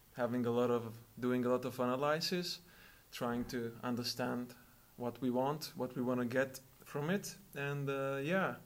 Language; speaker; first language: English; non-native, fluent; Albanian